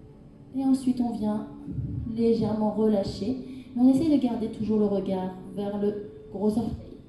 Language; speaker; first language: French; native; French